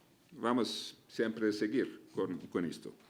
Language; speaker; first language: Spanish; non-native, fluent; Arabic